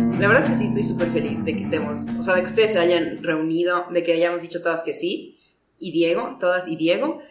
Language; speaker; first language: Spanish; native; Spanish